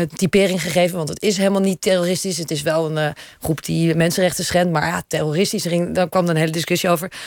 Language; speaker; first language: Dutch; native; Dutch